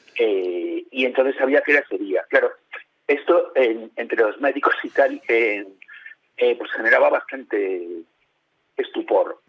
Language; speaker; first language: Spanish; native; Spanish